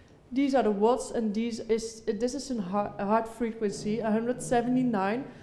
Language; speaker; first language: English; non-native, fluent; Dutch